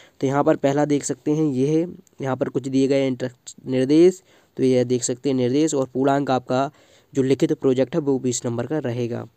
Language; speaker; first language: Hindi; native; Hindi